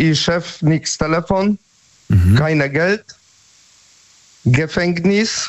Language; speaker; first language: German; non-native, learner; Polish